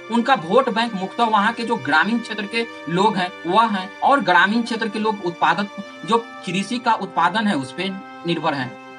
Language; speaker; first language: Hindi; native; Hindi